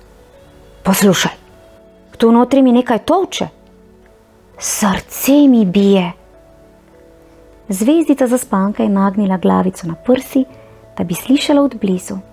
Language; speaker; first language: Slovenian; native; Slovenian